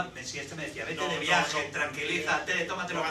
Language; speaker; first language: Spanish; native; Spanish